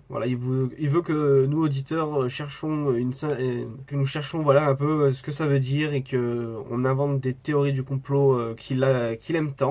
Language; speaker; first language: French; native; French